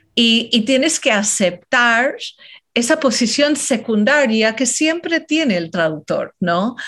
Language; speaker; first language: Spanish; non-native, fluent; English